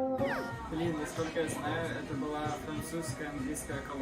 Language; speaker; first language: Russian; native; Russian